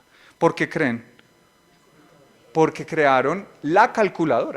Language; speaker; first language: Spanish; native; Spanish